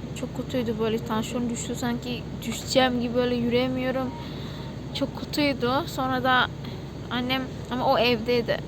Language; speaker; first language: Turkish; non-native, learner; Indonesian